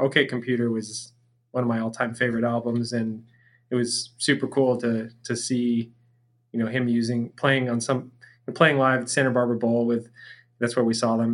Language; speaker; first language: English; native; English